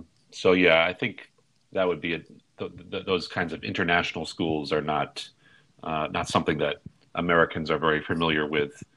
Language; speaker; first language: English; native; English